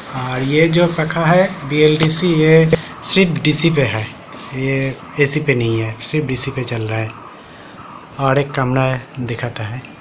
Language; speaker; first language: Hindi; non-native, local second language; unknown